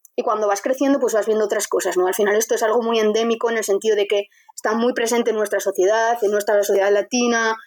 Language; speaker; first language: Spanish; native; Spanish